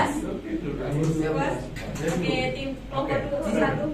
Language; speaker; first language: Indonesian; native; Indonesian